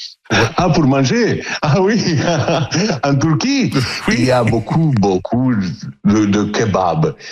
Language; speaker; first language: French; non-native, learner; Italian